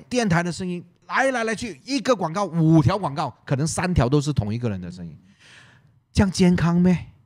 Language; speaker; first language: Chinese; non-native, local second language; Cantonese